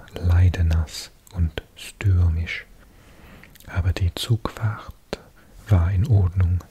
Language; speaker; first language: German; non-native, learner; Welsh